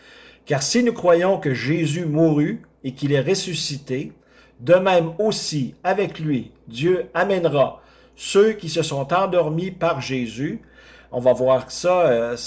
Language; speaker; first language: French; native; French